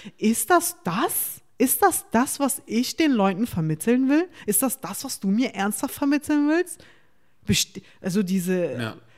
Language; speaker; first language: German; early bilingual, other home language; Turkish